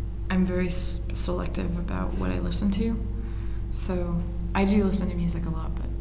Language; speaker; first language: English; native; English